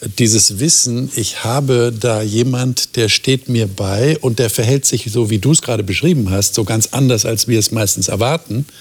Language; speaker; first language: German; native; German